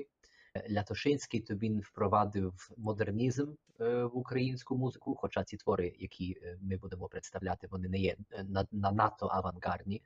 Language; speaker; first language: Ukrainian; early bilingual, heritage; Ukrainian